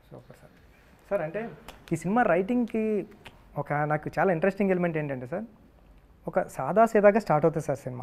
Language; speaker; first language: Telugu; native; Telugu